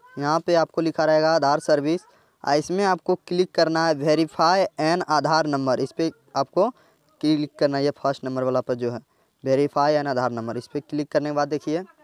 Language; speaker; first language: Hindi; native; Hindi